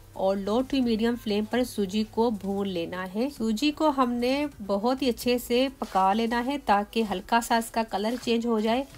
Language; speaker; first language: Urdu; native; Urdu